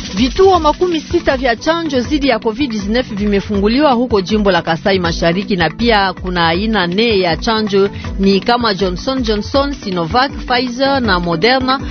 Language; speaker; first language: Swahili; native; Swahili